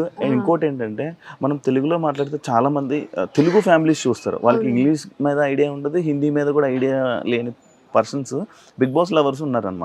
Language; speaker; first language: Telugu; native; Telugu